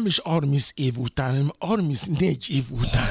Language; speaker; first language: Hungarian; non-native, learner; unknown